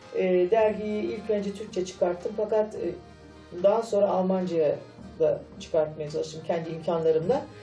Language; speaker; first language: Turkish; native; Turkish